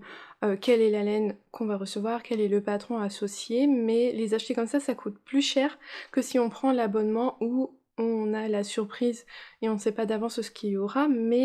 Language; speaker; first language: French; native; French